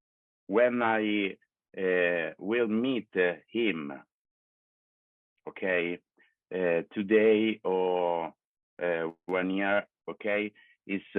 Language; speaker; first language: English; non-native, learner; Italian